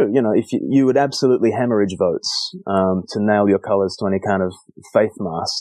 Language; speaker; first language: English; native; English